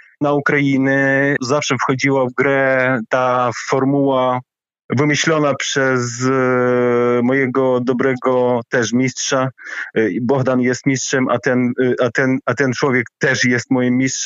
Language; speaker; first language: Polish; non-native, fluent; Ukrainian